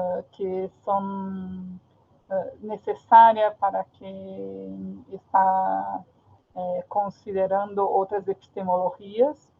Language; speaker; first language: Spanish; non-native, fluent; Portuguese